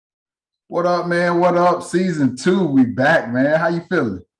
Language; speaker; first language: English; native; English